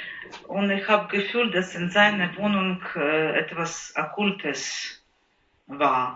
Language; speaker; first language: German; non-native, learner; Ukrainian